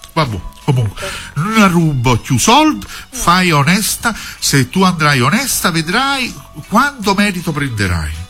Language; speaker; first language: Italian; native; Italian